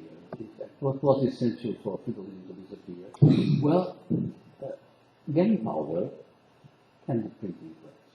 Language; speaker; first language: English; non-native, local second language; Portuguese